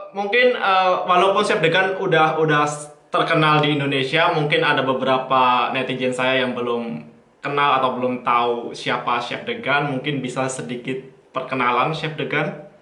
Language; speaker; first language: Indonesian; native; Indonesian